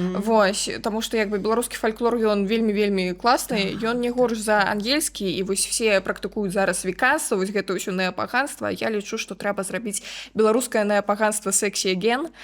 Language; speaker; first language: Belarusian; non-native, local second language; Russian